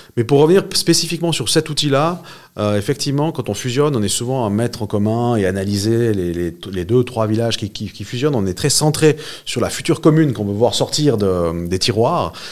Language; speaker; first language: French; native; French